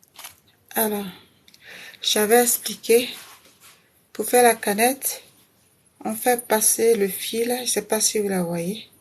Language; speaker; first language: French; native; French